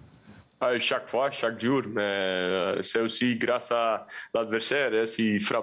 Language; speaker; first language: French; non-native, local second language; Dutch